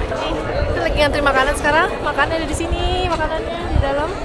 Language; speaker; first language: Indonesian; native; Indonesian